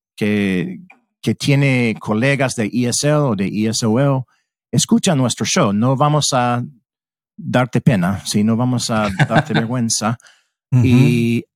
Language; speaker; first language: Spanish; non-native, fluent; English